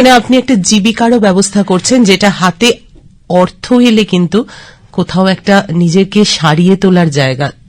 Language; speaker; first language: Bangla; native; Bangla